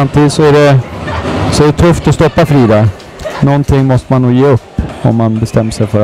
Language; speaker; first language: Swedish; native; Swedish